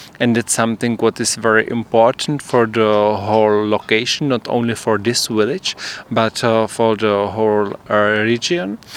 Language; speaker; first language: English; non-native, fluent; Czech